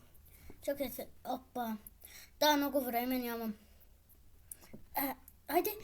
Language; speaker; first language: Bulgarian; non-native, local second language; Turkish